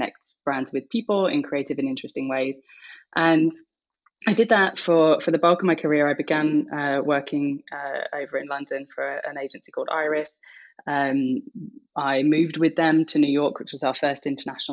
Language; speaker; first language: English; native; English